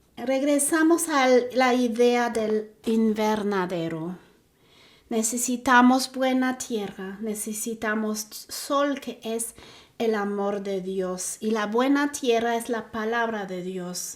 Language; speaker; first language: Spanish; non-native, fluent; German